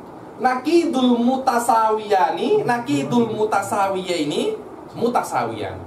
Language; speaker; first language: Arabic; non-native, fluent; Malay